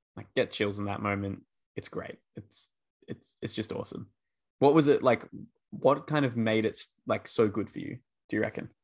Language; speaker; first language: English; native; English